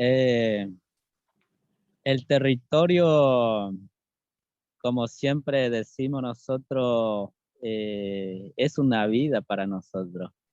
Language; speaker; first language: Spanish; non-native, local second language; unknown